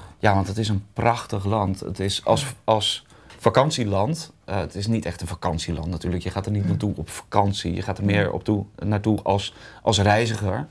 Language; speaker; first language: Dutch; native; Dutch